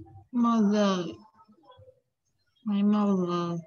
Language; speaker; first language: English; non-native, learner; Vietnamese